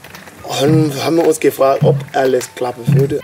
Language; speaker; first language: German; non-native, fluent; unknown